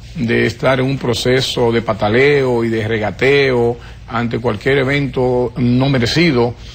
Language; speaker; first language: Spanish; native; Spanish